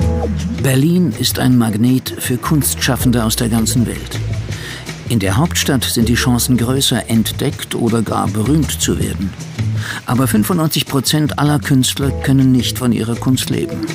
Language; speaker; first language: German; native; German